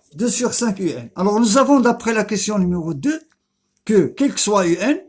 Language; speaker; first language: French; non-native, local second language; Arabic